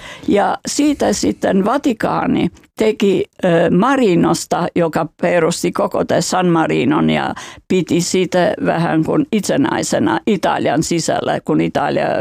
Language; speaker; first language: Finnish; non-native, fluent; Albanian